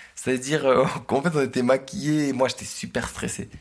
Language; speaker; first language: French; native; French